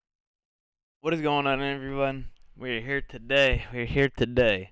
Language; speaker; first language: English; native; English